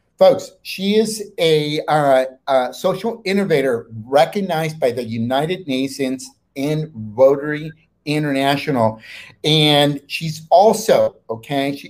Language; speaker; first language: English; native; English